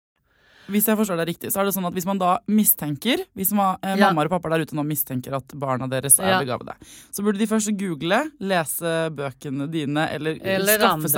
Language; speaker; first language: Norwegian; native; Norwegian